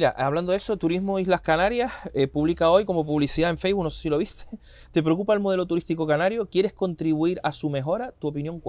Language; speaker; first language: Spanish; native; Spanish